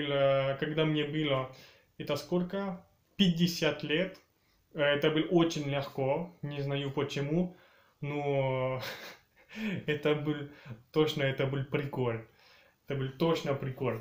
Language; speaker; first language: Russian; early bilingual, heritage; French